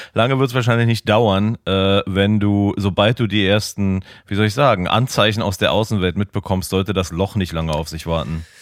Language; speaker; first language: German; native; German